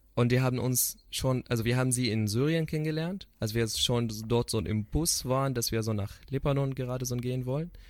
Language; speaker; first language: German; non-native, fluent; Arabic